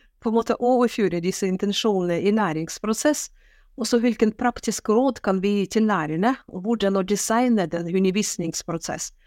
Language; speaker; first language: Norwegian; non-native, fluent; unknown